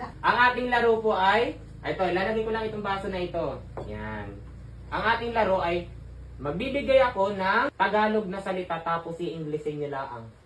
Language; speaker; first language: Filipino; native; Filipino